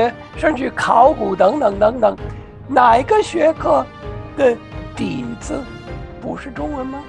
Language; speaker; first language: Chinese; non-native, fluent; English